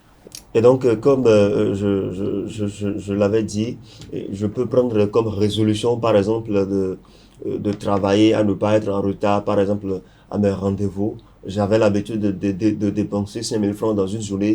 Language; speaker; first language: French; non-native, local second language; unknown